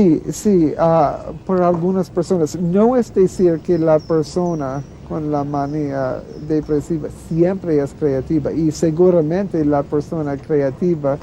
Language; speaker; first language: Spanish; non-native, fluent; English